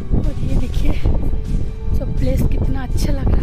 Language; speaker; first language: Hindi; non-native, local second language; Bangla